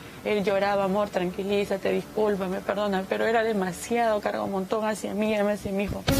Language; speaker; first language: Spanish; native; Spanish